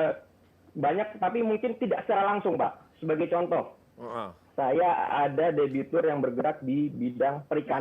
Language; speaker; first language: Indonesian; native; Indonesian